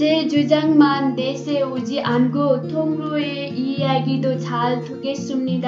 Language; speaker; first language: Korean; non-native, learner; Nepali